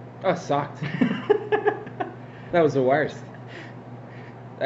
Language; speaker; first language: English; native; English